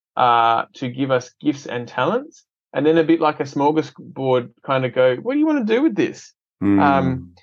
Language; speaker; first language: English; native; English